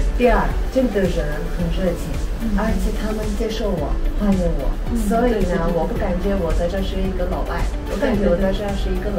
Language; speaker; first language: Chinese; non-native, fluent; Armenian